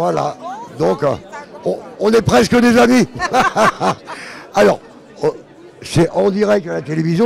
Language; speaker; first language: French; native; French